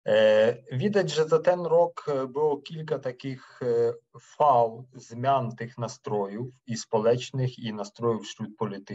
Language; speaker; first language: Polish; non-native, fluent; Ukrainian